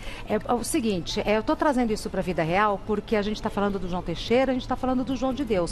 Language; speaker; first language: Portuguese; native; Portuguese